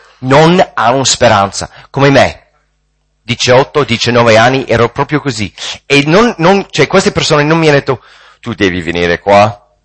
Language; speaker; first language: Italian; non-native, fluent; English